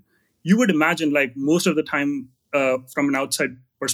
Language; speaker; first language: English; non-native, local second language; Hindi